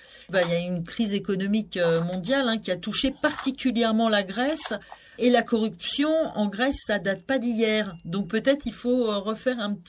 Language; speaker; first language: French; native; French